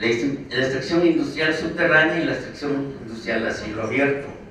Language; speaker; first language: Spanish; native; Spanish